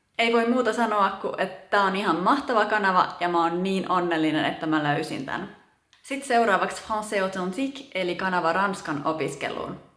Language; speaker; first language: Finnish; native; Finnish